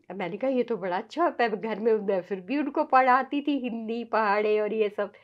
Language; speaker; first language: Hindi; native; Hindi